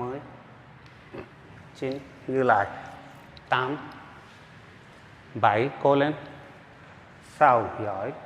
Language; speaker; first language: Vietnamese; non-native, learner; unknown